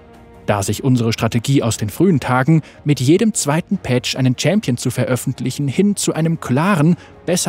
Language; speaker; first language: German; native; German